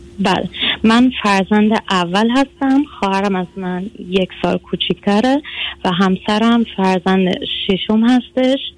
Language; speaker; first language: Persian; early bilingual, heritage; Persian